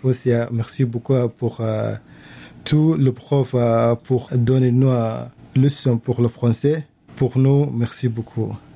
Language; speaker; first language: French; non-native, learner; Arabic